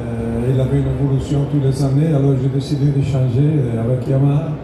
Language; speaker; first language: French; non-native, learner; Italian